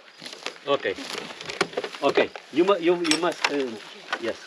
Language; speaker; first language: English; non-native, learner; Portuguese